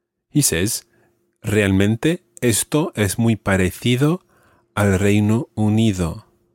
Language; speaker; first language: Spanish; non-native, fluent; English